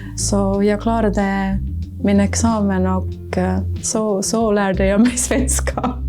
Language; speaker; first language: Swedish; non-native, fluent; Estonian